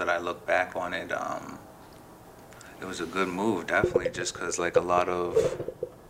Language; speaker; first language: English; native; English